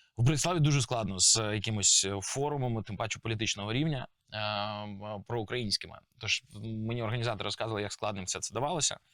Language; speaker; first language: Ukrainian; native; Ukrainian